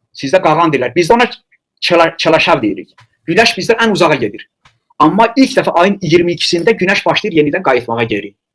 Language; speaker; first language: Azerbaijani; non-native, local second language; Talysh